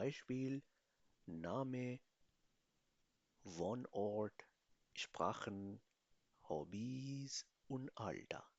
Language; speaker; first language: German; non-native, fluent; Urdu